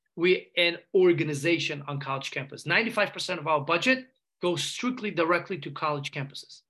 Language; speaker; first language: English; non-native, fluent; Uzbek